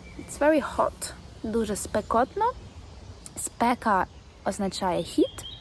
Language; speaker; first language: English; non-native, fluent; Ukrainian